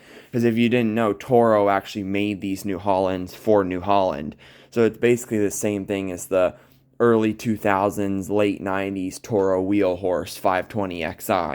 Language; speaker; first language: English; native; English